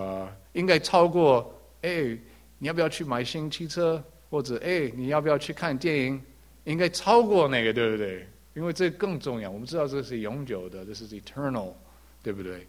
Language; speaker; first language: Chinese; early bilingual, heritage; English